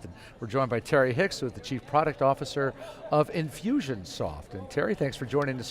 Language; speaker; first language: English; native; English